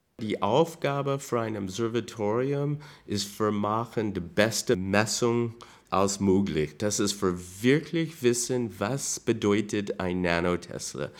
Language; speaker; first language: German; non-native, learner; English